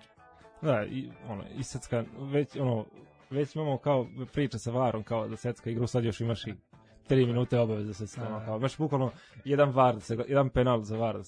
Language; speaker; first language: Serbian; native; Serbian